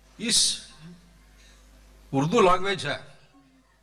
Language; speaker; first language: Hindi; non-native, local second language; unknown